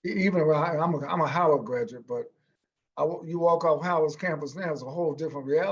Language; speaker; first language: English; native; English